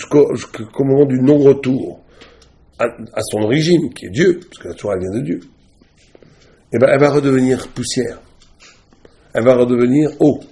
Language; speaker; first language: French; native; French